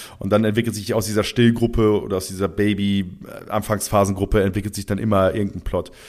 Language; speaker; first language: German; native; German